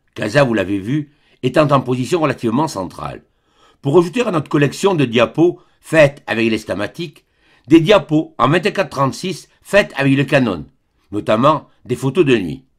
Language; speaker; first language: French; native; French